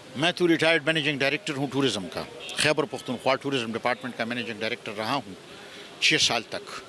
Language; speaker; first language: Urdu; non-native, local second language; Pashto